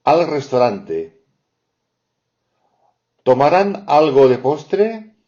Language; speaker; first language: Spanish; non-native, fluent; French